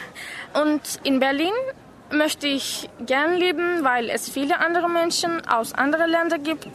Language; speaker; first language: German; non-native, learner; Turkish